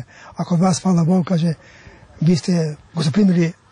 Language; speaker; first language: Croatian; non-native, local second language; Albanian